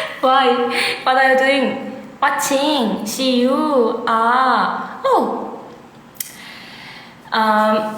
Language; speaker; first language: English; non-native, learner; Thai